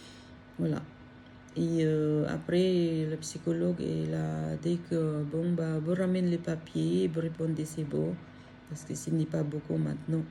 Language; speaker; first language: French; non-native, learner; Filipino